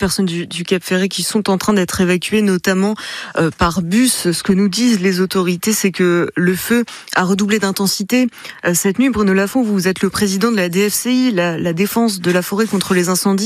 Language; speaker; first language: French; native; French